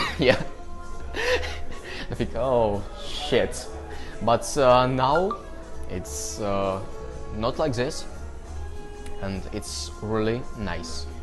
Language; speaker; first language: English; non-native, learner; Russian